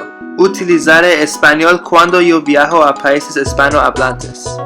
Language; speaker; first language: Spanish; non-native, learner; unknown